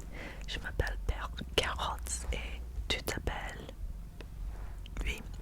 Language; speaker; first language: French; non-native, learner; English